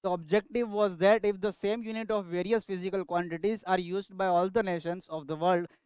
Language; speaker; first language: English; non-native, local second language; Gujarati